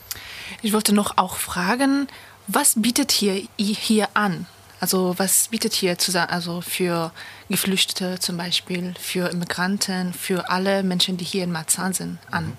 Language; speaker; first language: German; non-native, fluent; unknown